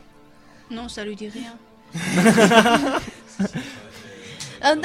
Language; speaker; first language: French; non-native, learner; Chinese